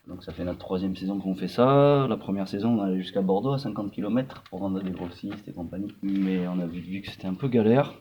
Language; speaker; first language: French; native; French